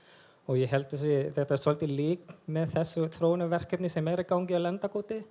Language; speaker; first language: Icelandic; non-native, fluent; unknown